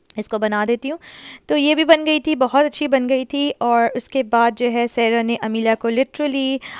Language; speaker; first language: Urdu; native; Urdu